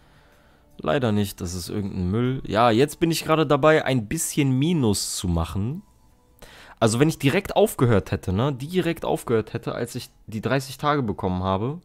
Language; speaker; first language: German; native; German